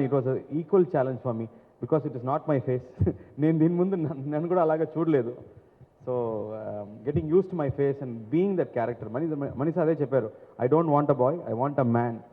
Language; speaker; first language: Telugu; non-native, learner; Tamil